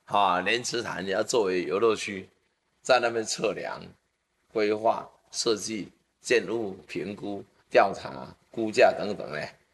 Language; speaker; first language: Chinese; native; Chinese